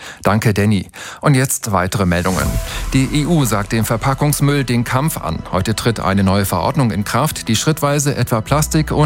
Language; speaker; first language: German; native; German